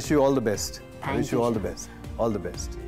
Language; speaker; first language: Hindi; native; Hindi